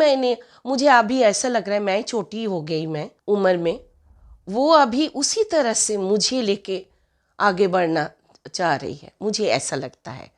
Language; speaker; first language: Hindi; non-native, local second language; Bangla